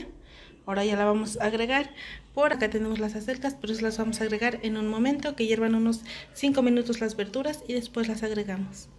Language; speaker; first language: Spanish; native; Spanish